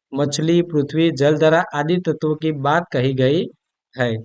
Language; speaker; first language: Hindi; non-native, local second language; Gujarati